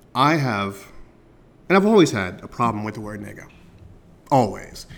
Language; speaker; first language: English; native; English